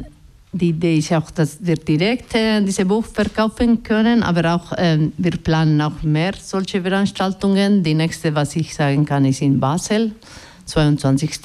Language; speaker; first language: German; non-native, learner; Basque